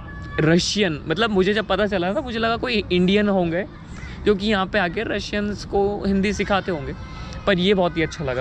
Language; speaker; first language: Hindi; native; Hindi